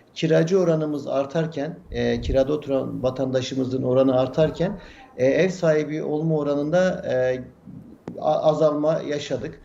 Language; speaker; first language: Turkish; native; Turkish